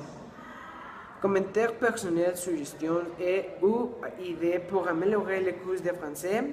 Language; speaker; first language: French; non-native, learner; Spanish